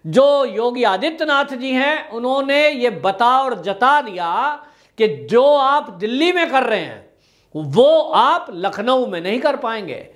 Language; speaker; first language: Hindi; native; Hindi